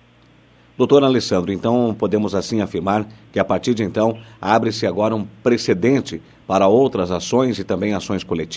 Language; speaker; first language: Portuguese; native; Portuguese